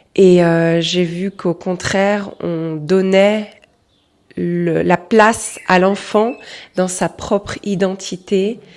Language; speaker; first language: French; native; French